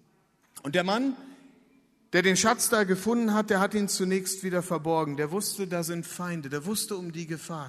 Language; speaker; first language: German; native; German